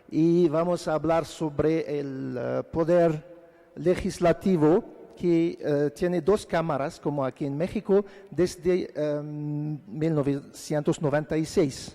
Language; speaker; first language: Spanish; non-native, fluent; Arabic